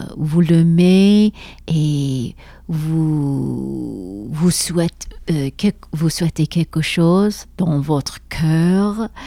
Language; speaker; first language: French; non-native, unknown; Persian